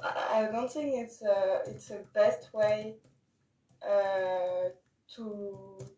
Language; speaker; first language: English; non-native, learner; French